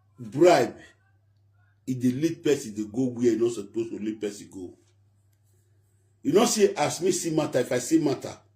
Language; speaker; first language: Nigerian Pidgin; native; Nigerian Pidgin